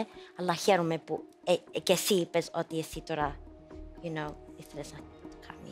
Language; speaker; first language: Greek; early bilingual, heritage; Greek